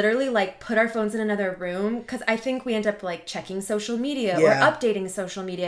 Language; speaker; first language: English; native; English